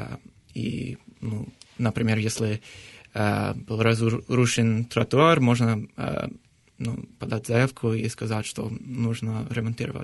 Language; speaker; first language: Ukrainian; non-native, learner; English